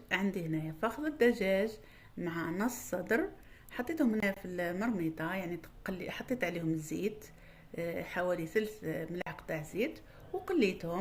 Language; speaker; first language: Arabic; native; Arabic